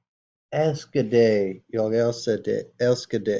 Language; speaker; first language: Swedish; non-native, learner; English